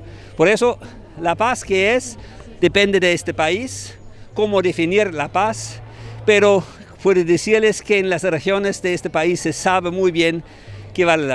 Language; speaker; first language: Spanish; non-native, fluent; German